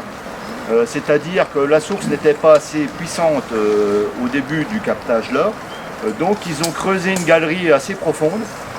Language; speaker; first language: French; native; French